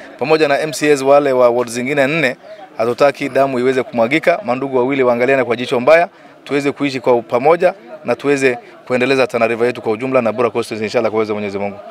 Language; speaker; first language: Swahili; non-native, local second language; Oromo